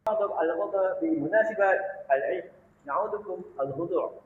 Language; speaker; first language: Arabic; non-native, learner; Malay